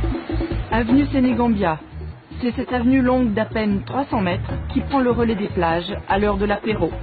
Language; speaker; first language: French; native; French